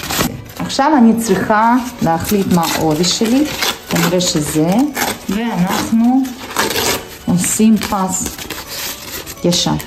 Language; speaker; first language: Hebrew; non-native, fluent; Russian